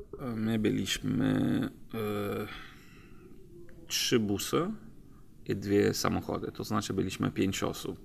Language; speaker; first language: Polish; non-native, learner; Italian